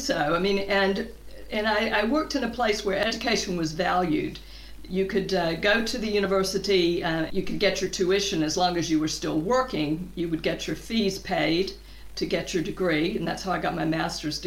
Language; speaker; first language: English; native; English